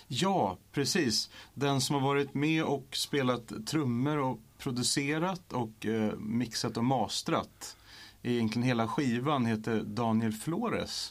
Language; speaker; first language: Swedish; native; Swedish